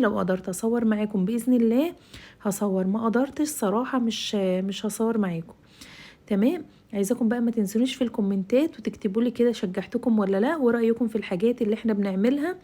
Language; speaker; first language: Arabic; native; Arabic